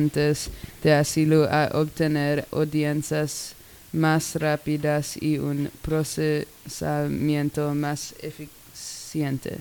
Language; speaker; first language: Spanish; non-native, learner; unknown